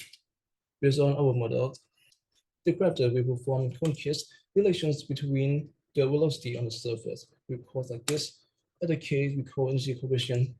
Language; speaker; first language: English; non-native, learner; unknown